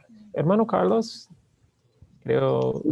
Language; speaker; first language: Spanish; non-native, learner; English